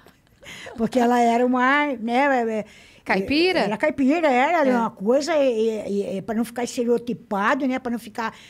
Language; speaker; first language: Portuguese; native; Portuguese